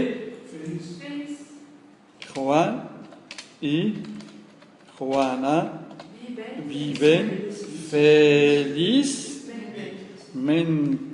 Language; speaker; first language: Spanish; non-native, fluent; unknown